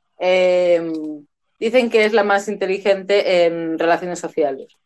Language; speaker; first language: Spanish; native; Spanish